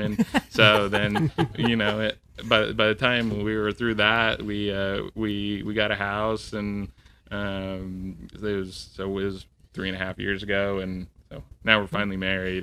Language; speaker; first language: English; native; English